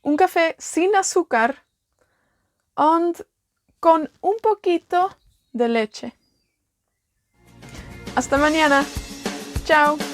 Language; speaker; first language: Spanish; non-native, fluent; Welsh